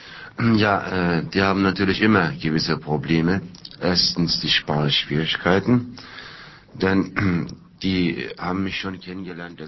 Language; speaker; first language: German; non-native, fluent; Turkish